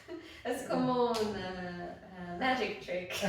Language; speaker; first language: Spanish; non-native, learner; English